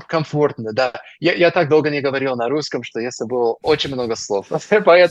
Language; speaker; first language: Russian; non-native, learner; English